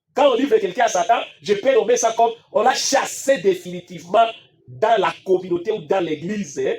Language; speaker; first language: French; non-native, local second language; Swahili